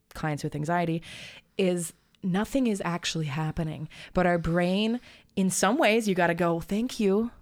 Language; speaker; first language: English; native; English